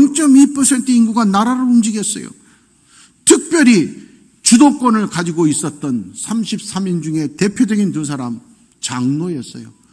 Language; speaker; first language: Korean; native; Korean